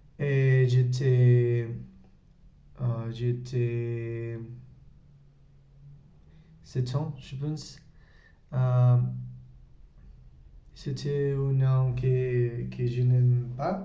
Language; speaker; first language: French; non-native, learner; Spanish